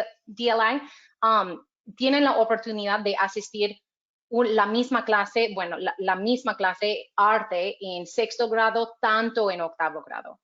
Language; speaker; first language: Spanish; non-native, fluent; English